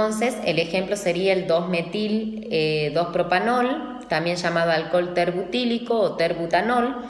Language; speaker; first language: Spanish; native; Spanish